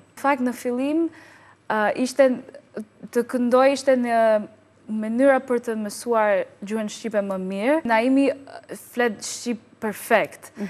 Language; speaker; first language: Albanian; non-native, learner; English